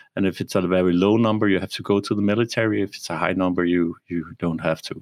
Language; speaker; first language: English; non-native, fluent; Danish